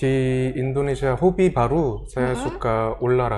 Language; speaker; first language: Indonesian; early bilingual, other home language; Korean